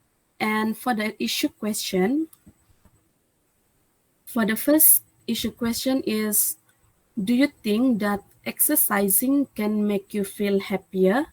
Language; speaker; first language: English; non-native, local second language; Malay